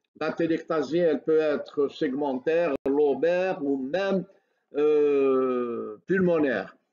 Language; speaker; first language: French; non-native, local second language; Arabic